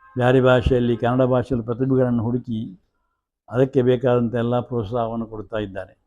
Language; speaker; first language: Kannada; non-native, local second language; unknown